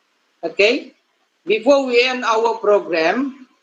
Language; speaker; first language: English; non-native, learner; Indonesian